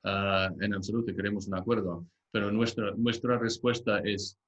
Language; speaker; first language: Spanish; non-native, fluent; English